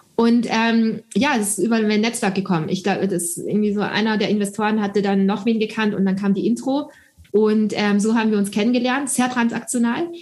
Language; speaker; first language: German; early bilingual, other home language; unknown